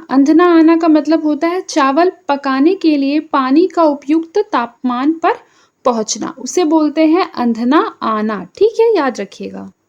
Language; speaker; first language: Hindi; native; Hindi